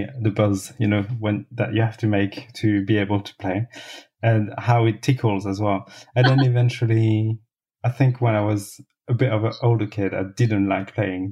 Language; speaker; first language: English; non-native, fluent; French